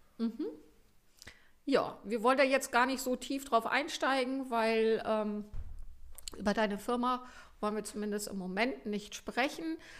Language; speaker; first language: German; native; German